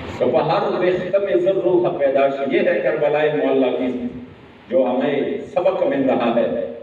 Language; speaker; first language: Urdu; non-native, local second language; Pashto